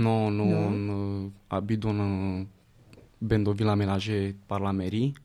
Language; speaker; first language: French; non-native, learner; Romanian